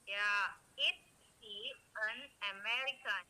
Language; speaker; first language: English; non-native, learner; Indonesian